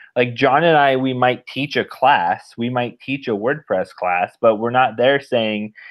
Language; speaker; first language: English; native; English